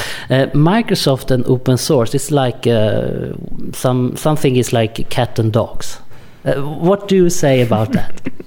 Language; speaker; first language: English; non-native, fluent; Swedish